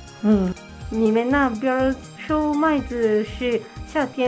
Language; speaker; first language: Chinese; non-native, fluent; Japanese